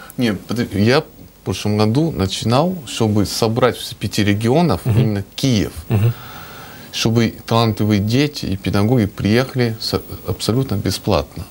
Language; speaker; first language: Russian; non-native, fluent; Japanese